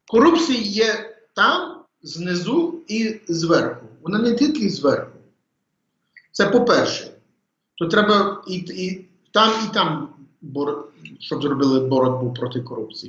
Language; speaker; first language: Ukrainian; early bilingual, heritage; English